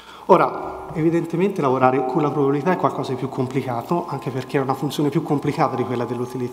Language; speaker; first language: Italian; native; Italian